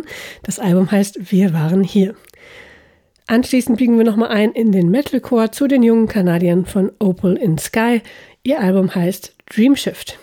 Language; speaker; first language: German; native; German